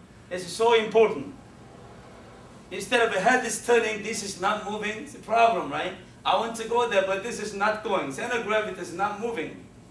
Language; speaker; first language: English; non-native, fluent; Korean